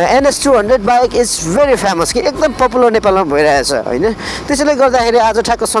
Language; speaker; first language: Nepali; native; Nepali